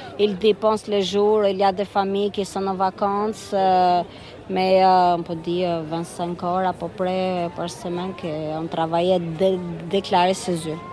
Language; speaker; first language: French; non-native, fluent; Albanian